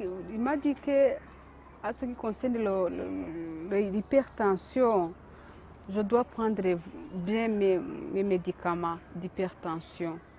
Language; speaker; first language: French; non-native, local second language; Kinyarwanda